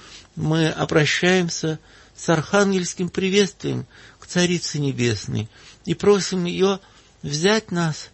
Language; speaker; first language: Russian; native; Russian